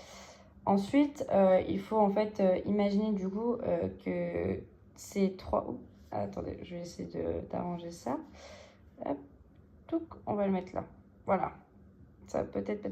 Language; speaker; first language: French; native; French